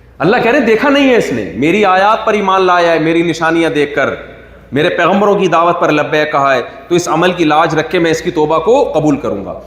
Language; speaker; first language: Urdu; native; Urdu